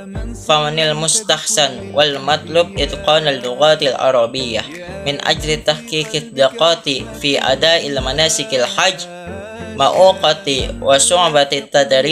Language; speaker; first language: Arabic; non-native, learner; Indonesian